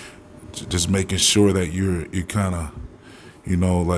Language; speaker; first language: English; native; English